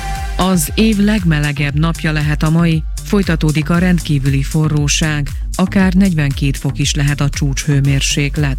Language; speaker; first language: Hungarian; native; Hungarian